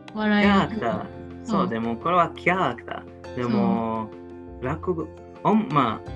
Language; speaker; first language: Japanese; non-native, learner; Hebrew